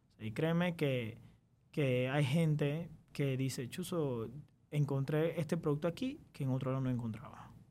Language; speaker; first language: Spanish; early bilingual, other home language; Chinese